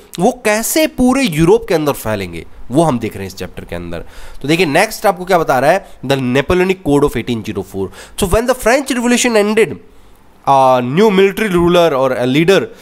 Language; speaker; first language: Hindi; native; Hindi